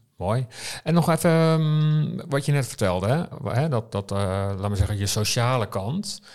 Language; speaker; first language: Dutch; native; Dutch